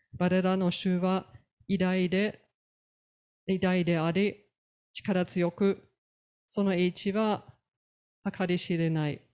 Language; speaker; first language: Japanese; native; Japanese